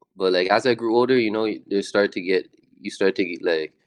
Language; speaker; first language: English; native; English